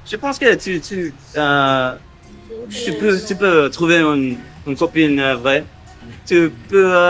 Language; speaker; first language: French; non-native, learner; English